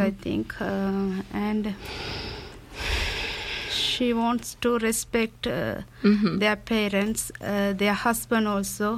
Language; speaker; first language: English; non-native, learner; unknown